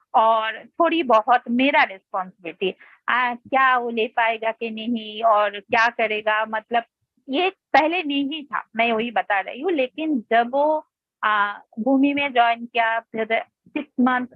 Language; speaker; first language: Hindi; non-native, local second language; Bangla